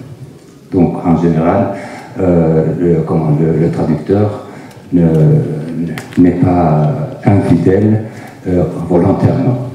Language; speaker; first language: French; non-native, fluent; Turkish